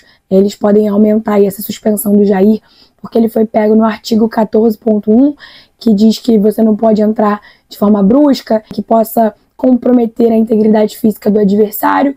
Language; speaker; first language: Portuguese; native; Portuguese